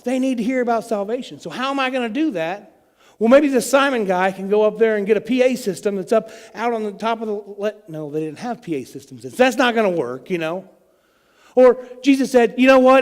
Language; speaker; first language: English; native; English